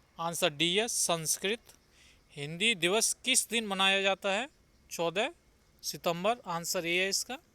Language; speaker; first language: Hindi; native; Hindi